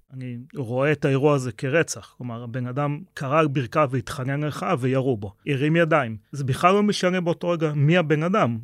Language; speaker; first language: Hebrew; native; Hebrew